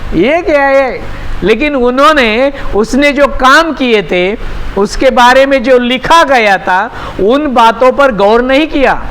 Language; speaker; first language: Hindi; non-native, local second language; Marathi